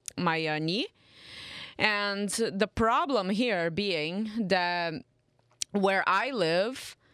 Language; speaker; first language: English; non-native, fluent; Portuguese